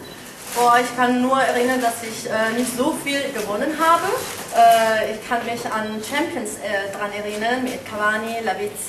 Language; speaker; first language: German; non-native, fluent; Italian